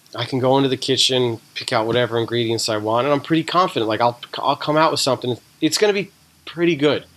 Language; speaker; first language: English; native; English